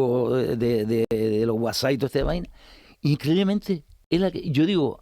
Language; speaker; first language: Spanish; native; Spanish